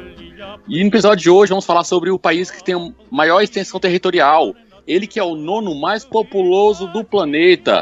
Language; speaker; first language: Portuguese; native; Portuguese